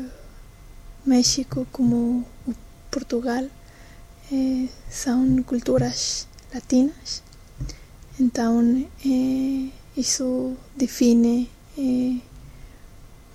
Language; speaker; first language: Portuguese; non-native, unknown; Spanish